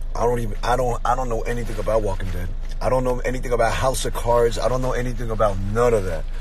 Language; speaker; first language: English; early bilingual, other home language; Korean